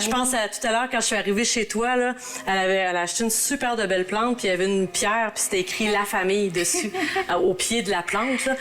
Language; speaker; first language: French; native; French